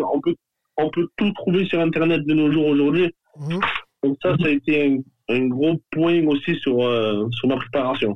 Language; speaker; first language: French; native; French